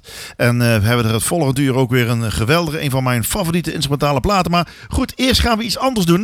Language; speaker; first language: Dutch; native; Dutch